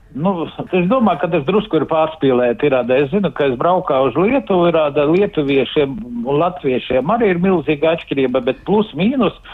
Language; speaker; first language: Latvian; native; Latvian